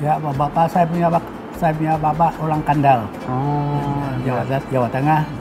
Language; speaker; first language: Indonesian; non-native, learner; Thai